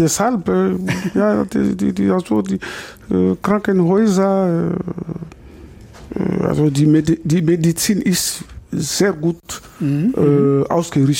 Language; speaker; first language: German; non-native, learner; Lingala